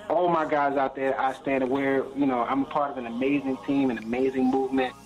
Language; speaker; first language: English; native; English